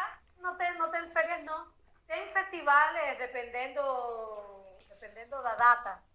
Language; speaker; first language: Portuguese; non-native, learner; Spanish